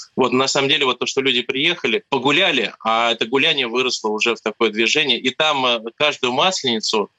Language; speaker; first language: Russian; native; Russian